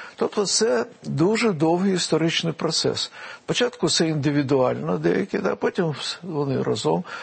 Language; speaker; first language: Ukrainian; non-native, local second language; Russian